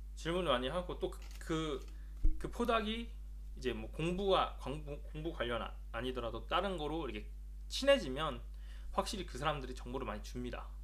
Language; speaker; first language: Korean; native; Korean